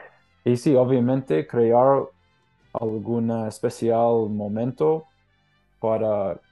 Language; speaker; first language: Spanish; non-native, learner; English